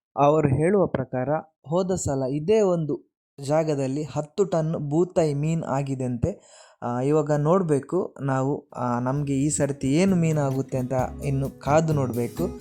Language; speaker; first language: Kannada; non-native, local second language; Tulu